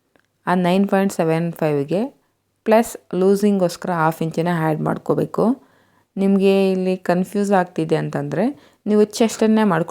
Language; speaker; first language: Kannada; native; Kannada